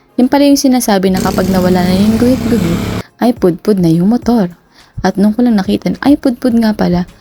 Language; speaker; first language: Filipino; native; Filipino